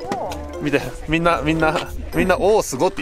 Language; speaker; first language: Japanese; native; Japanese